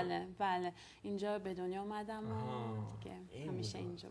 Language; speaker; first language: Persian; early bilingual, heritage; Persian